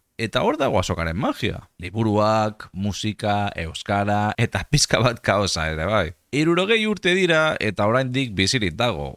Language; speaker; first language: Basque; non-native, local second language; Spanish